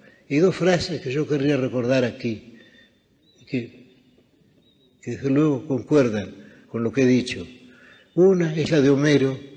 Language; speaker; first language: Spanish; native; Spanish